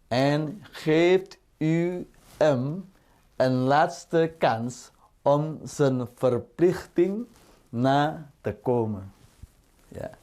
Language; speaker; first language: Dutch; non-native, fluent; Indonesian